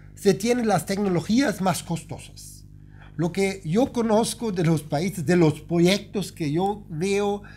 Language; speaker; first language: Spanish; non-native, fluent; German